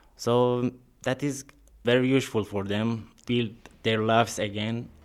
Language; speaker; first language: English; non-native, learner; Persian